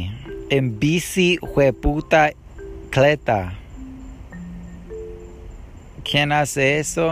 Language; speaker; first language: Spanish; non-native, learner; English